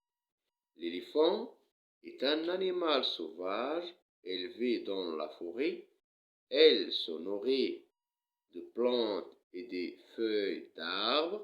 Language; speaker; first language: French; non-native, local second language; Arabic